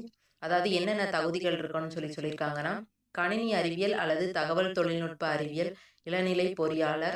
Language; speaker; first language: Tamil; native; Tamil